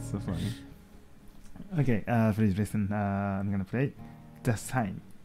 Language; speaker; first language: English; non-native, learner; Japanese